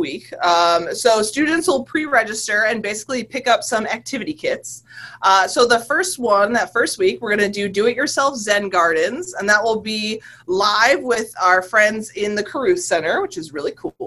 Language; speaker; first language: English; native; English